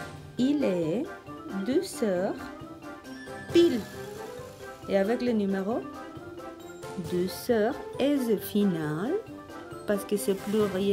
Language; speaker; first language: French; non-native, fluent; Spanish